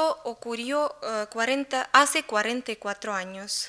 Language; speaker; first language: Spanish; non-native, learner; Russian